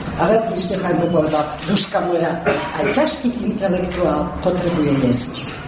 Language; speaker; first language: Slovak; early bilingual, heritage; Slovak